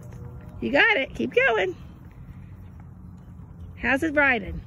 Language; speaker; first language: English; native; English